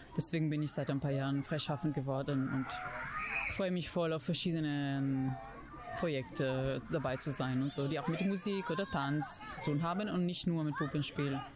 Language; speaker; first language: German; non-native, fluent; Italian